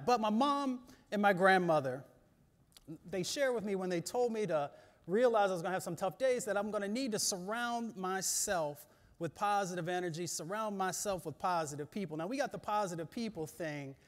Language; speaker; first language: English; native; English